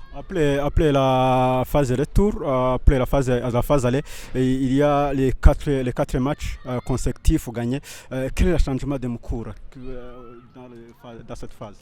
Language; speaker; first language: French; non-native, local second language; Kinyarwanda